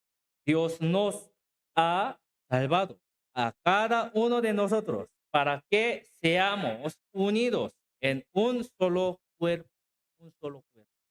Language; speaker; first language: Spanish; non-native, learner; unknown